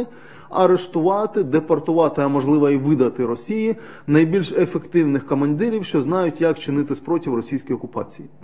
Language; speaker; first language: Ukrainian; native; Ukrainian